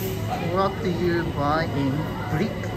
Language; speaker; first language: English; non-native, learner; Japanese